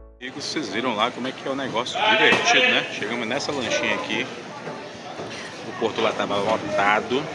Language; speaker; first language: Portuguese; native; Portuguese